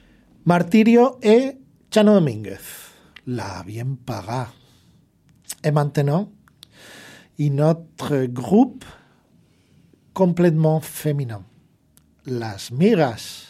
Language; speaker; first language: French; non-native, fluent; Spanish